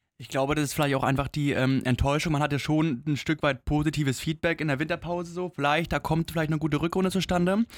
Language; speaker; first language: German; native; German